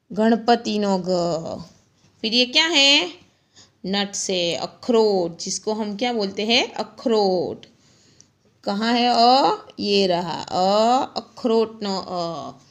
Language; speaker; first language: Hindi; non-native, local second language; Gujarati